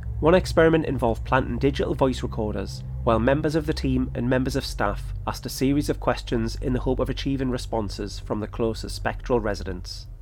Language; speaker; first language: English; native; English